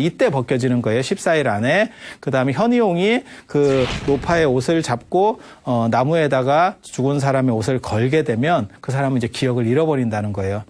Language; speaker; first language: Korean; native; Korean